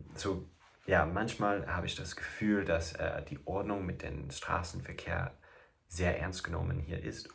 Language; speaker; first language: German; non-native, fluent; English